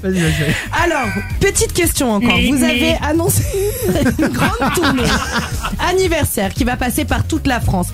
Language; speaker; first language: French; native; French